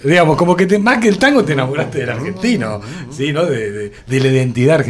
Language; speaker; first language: Spanish; native; Spanish